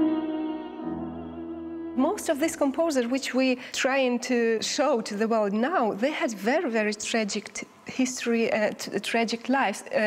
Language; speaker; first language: English; non-native, fluent; Ukrainian